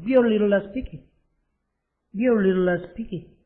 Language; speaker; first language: English; non-native, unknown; Korean